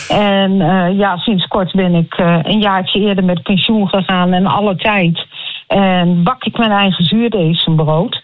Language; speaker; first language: Dutch; native; Dutch